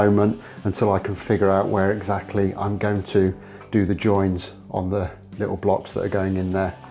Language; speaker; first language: English; native; English